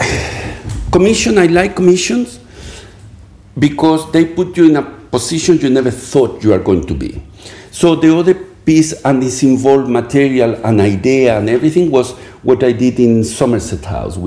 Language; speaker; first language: English; non-native, fluent; Spanish